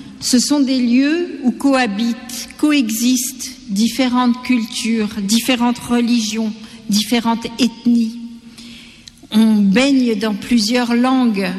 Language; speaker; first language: French; non-native, local second language; Gujarati